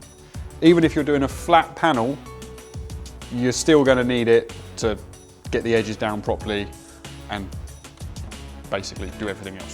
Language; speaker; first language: English; native; English